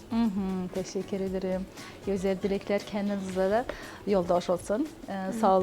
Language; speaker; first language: Turkish; non-native, learner; Uzbek